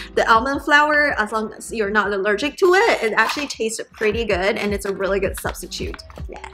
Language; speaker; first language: English; non-native, fluent; Chinese